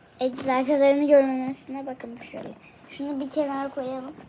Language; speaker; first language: Turkish; native; Turkish